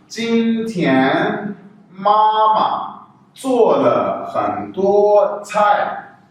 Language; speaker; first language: Chinese; non-native, fluent; Urdu